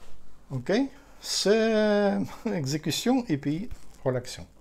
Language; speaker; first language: French; non-native, learner; Ukrainian